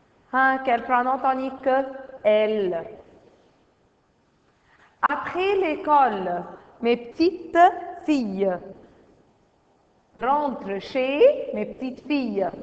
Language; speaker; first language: French; non-native, fluent; Arabic